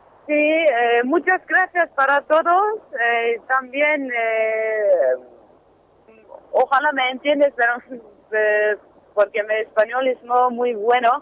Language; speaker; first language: Spanish; non-native, learner; Kurdish